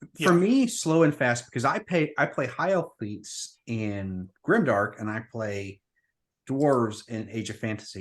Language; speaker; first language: English; native; English